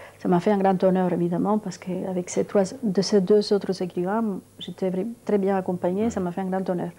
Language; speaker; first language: French; non-native, fluent; Spanish